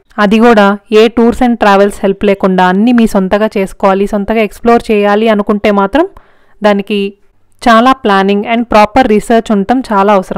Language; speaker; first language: Telugu; native; Telugu